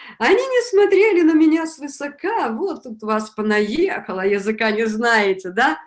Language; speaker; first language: Russian; native; Russian